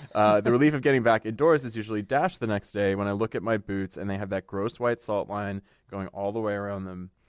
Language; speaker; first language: English; native; English